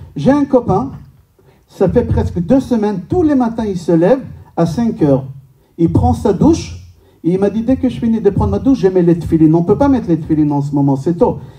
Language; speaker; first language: French; non-native, fluent; Hebrew